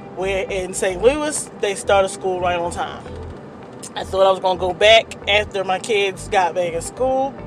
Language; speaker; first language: English; native; English